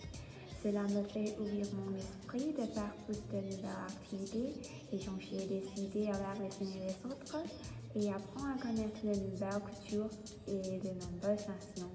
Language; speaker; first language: French; non-native, learner; Thai